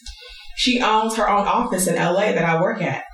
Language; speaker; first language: English; native; English